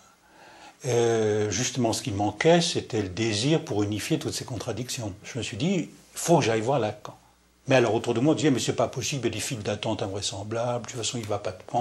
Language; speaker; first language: French; native; French